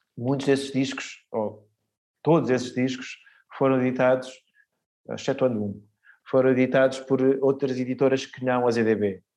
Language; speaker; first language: Portuguese; early bilingual, heritage; Portuguese